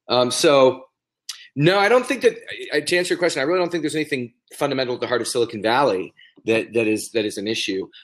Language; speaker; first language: English; native; English